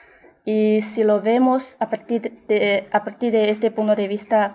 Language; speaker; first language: Spanish; non-native, fluent; Chinese